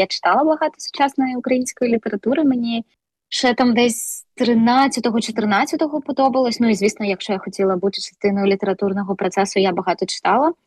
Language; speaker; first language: Ukrainian; non-native, local second language; Russian